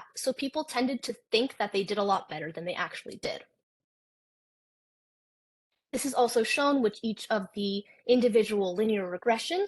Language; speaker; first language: English; native; English